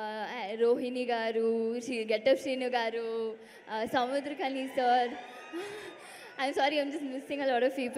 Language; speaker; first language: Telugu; non-native, learner; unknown